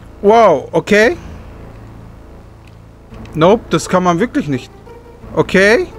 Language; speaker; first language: German; native; German